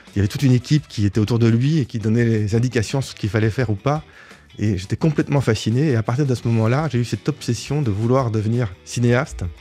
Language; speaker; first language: French; native; French